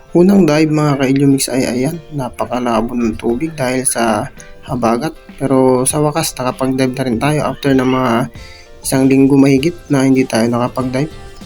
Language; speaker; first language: Filipino; non-native, local second language; Pangasinan